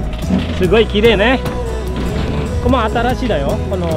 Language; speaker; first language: Japanese; non-native, fluent; Indonesian